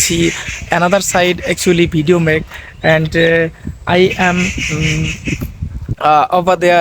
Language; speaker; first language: English; non-native, learner; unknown